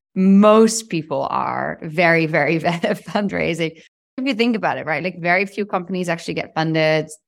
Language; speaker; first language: English; non-native, fluent; Dutch